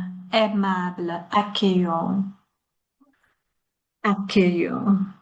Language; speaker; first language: French; non-native, learner; Chinese